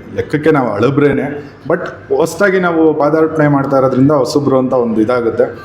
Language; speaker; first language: Kannada; native; Kannada